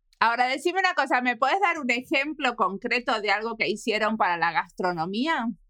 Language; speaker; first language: Spanish; native; Spanish